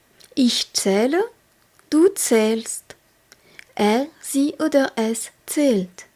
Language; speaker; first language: German; non-native, fluent; French